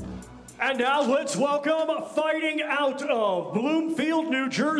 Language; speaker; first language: English; native; English